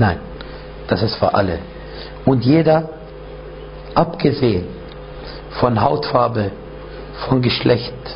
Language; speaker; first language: German; non-native, fluent; Arabic